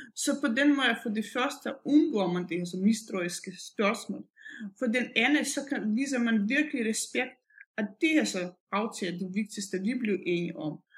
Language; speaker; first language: Danish; non-native, fluent; Russian